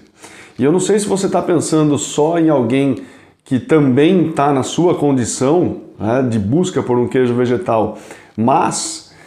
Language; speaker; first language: Portuguese; native; Portuguese